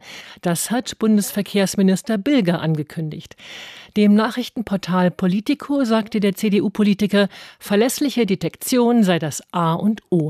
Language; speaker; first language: German; native; German